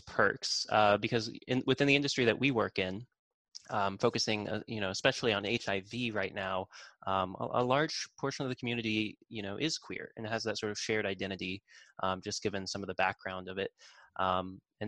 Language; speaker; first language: English; native; English